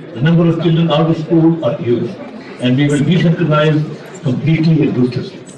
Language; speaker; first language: English; non-native, local second language; Urdu